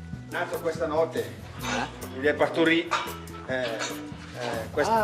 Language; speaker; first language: Italian; non-native, local second language; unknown